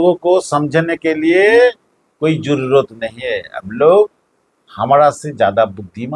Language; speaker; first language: Hindi; non-native, local second language; Bangla